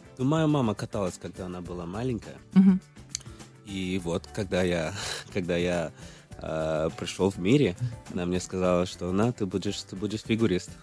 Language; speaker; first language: Russian; early bilingual, other home language; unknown